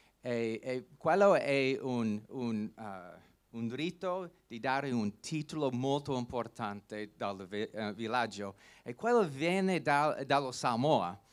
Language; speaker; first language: Italian; non-native, learner; English